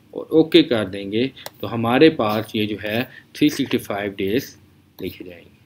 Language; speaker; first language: Urdu; native; Urdu